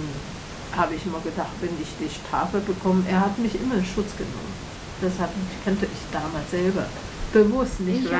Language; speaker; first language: German; non-native, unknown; Chinese